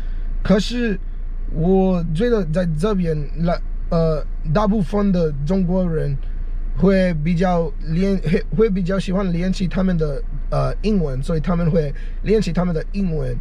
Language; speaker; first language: Chinese; non-native, learner; English